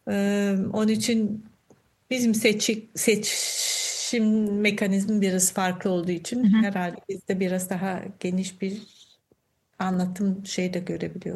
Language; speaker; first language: Turkish; non-native, fluent; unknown